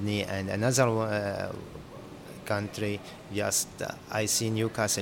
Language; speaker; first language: English; non-native, learner; Arabic